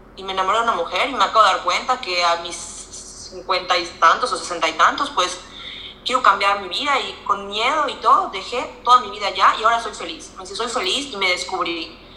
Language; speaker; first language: Spanish; native; Spanish